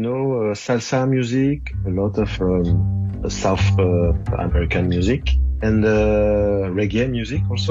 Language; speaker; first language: English; non-native, fluent; French